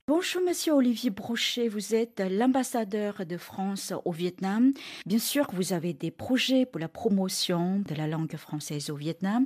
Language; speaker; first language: French; non-native, fluent; Vietnamese